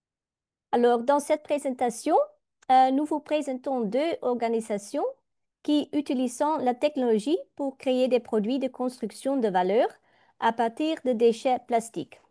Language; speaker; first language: French; non-native, learner; Dutch